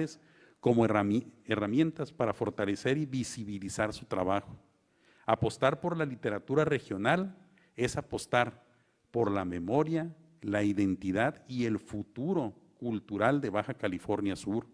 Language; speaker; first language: Spanish; native; Spanish